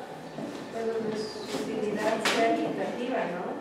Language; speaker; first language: Spanish; native; Spanish